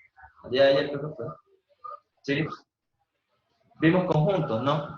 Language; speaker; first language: Spanish; native; Spanish